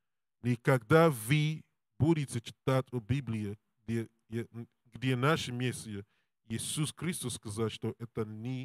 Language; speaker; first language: Russian; non-native, learner; English